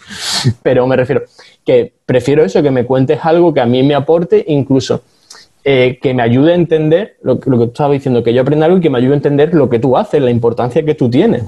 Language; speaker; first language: Spanish; native; Spanish